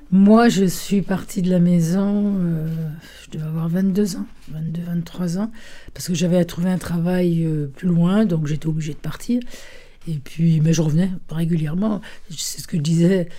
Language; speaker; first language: French; early bilingual, other home language; Italian